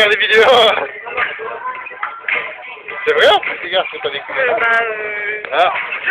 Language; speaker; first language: French; native; French